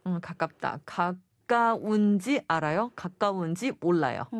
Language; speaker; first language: Korean; non-native, fluent; Chinese